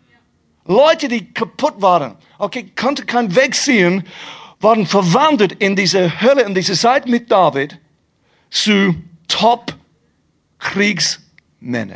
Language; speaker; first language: German; non-native, fluent; English